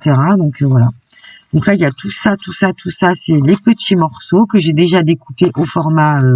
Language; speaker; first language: French; native; French